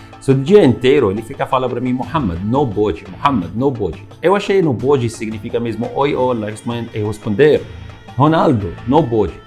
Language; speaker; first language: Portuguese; non-native, learner; Arabic